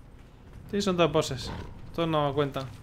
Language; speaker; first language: Spanish; native; Spanish